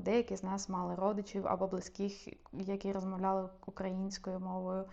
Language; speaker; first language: Ukrainian; non-native, local second language; Russian